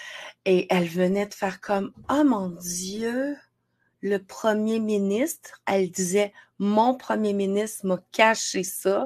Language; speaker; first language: French; native; French